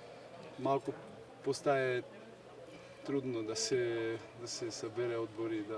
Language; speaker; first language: Bulgarian; non-native, learner; Serbian